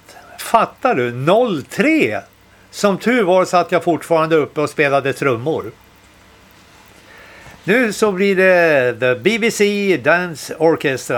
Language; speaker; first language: Swedish; native; Swedish